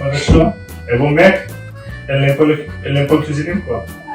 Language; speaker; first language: French; non-native, learner; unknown